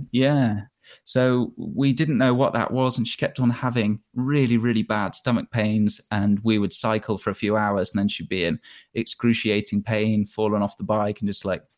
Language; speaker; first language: English; native; English